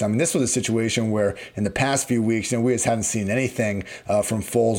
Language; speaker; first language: English; native; English